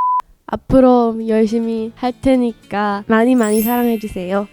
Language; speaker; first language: Korean; non-native, learner; Chinese